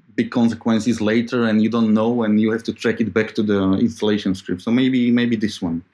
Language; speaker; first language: English; non-native, fluent; Slovak